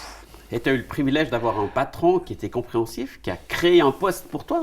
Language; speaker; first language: French; native; French